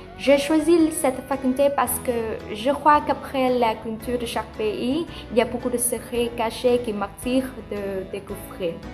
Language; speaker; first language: French; non-native, fluent; Vietnamese